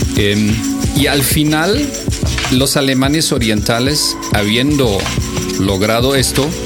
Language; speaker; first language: Spanish; non-native, fluent; German